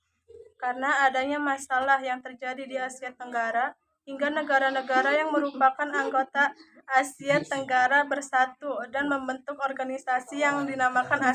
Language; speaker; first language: Indonesian; native; Indonesian